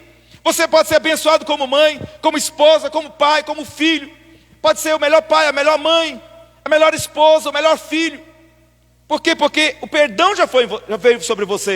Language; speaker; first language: Portuguese; native; Portuguese